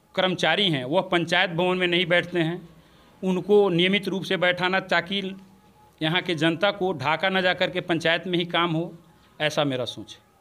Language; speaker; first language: Hindi; native; Hindi